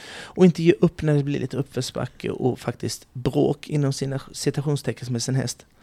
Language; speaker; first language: Swedish; native; Swedish